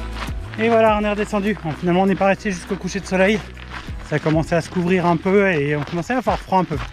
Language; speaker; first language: French; native; French